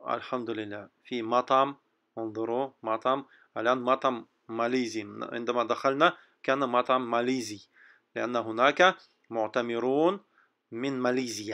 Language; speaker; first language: Arabic; non-native, learner; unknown